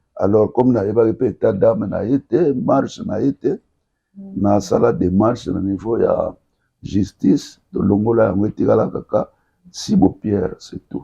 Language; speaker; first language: Lingala; non-native, local second language; Kongo